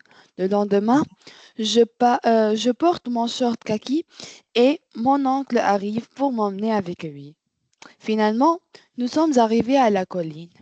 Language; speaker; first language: French; non-native, learner; Arabic